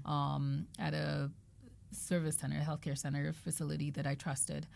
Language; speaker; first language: English; non-native, local second language; Igbo